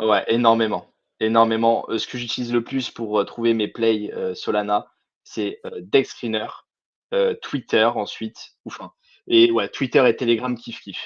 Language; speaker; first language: French; native; French